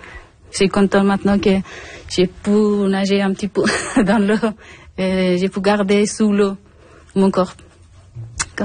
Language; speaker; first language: French; non-native, learner; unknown